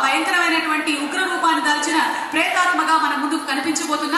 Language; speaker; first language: Telugu; native; Telugu